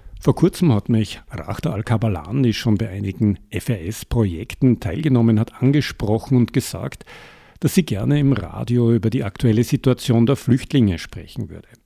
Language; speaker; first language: German; native; German